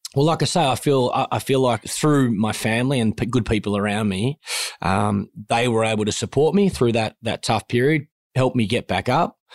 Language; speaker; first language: English; native; English